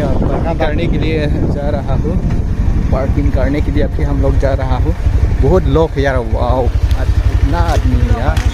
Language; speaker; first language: Hindi; non-native, local second language; Karbi